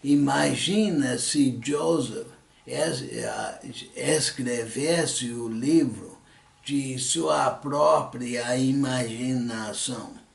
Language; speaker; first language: Portuguese; early bilingual, other home language; English